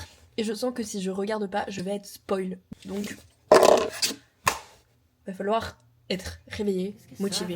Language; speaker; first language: French; native; French